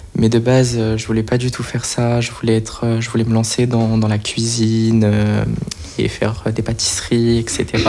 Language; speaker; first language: French; early bilingual, other home language; Portuguese